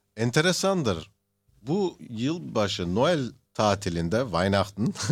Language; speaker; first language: Turkish; early bilingual, heritage; Turkish